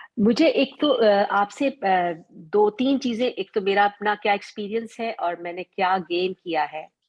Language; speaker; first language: Urdu; native; Urdu